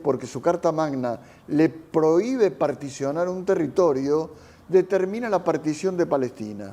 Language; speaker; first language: Spanish; native; Spanish